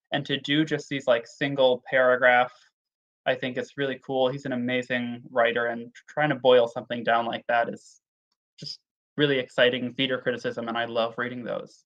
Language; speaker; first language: English; native; English